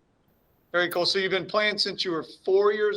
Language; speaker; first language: English; native; English